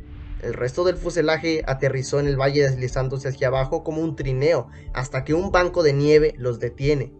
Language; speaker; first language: Spanish; native; Spanish